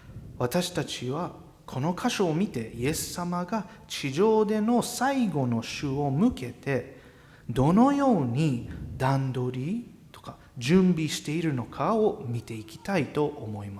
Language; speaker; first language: Japanese; non-native, fluent; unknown